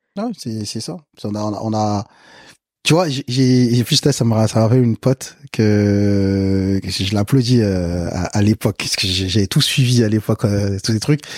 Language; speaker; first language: French; early bilingual, other home language; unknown